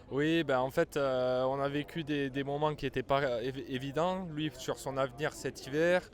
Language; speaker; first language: French; native; French